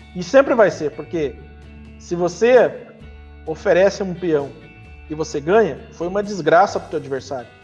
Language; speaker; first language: Portuguese; native; Portuguese